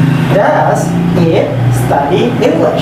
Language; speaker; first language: English; non-native, fluent; Indonesian